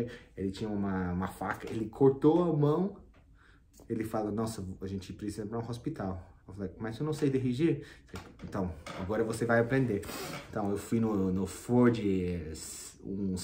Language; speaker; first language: Portuguese; non-native, fluent; English